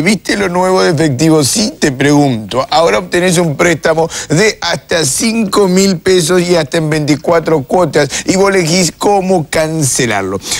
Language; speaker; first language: Spanish; native; Spanish